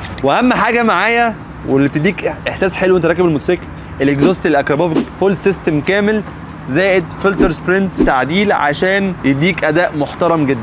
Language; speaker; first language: Arabic; native; Arabic